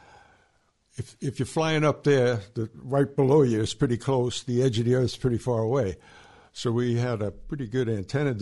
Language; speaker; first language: English; native; English